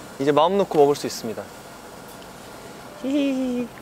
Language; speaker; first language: Korean; native; Korean